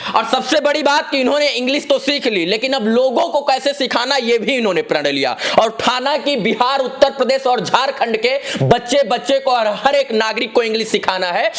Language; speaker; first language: Hindi; native; Hindi